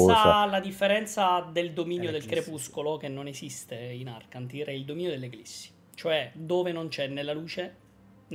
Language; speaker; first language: Italian; native; Italian